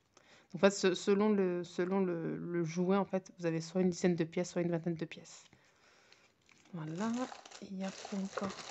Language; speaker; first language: French; native; French